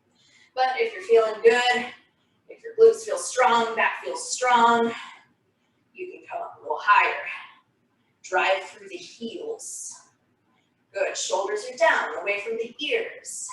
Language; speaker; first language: English; native; English